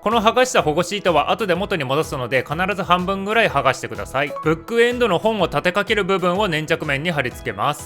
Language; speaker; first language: Japanese; native; Japanese